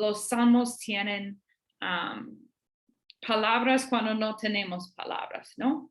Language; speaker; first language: Spanish; non-native, fluent; English